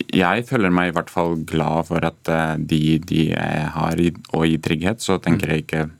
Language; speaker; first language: Norwegian; non-native, fluent; Ukrainian